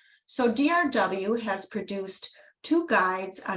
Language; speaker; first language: English; native; English